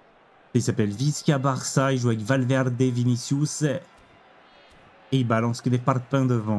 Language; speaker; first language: French; native; French